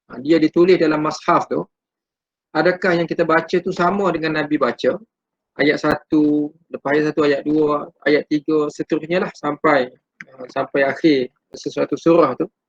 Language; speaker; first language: Malay; native; Malay